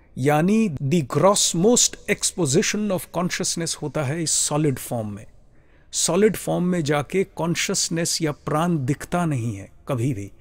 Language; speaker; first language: Hindi; native; Hindi